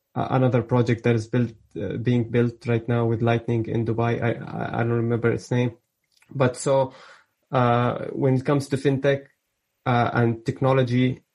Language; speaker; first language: English; early bilingual, other home language; Arabic